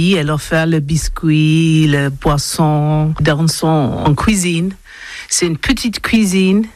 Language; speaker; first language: French; non-native, learner; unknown